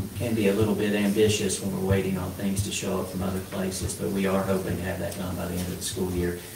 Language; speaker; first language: English; native; English